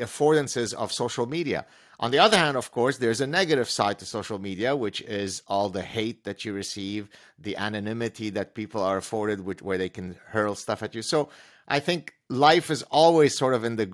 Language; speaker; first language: English; non-native, fluent; Arabic